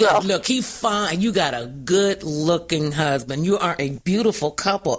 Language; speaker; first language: English; native; English